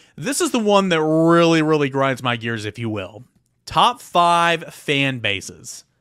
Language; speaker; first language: English; native; English